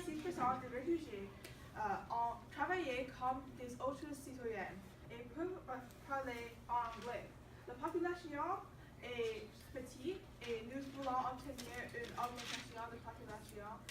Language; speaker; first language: French; non-native, learner; English